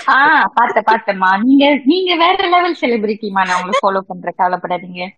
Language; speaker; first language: Tamil; early bilingual, heritage; Tamil